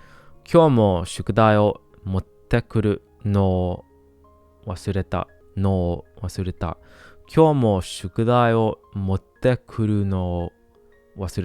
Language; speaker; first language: Japanese; non-native, learner; English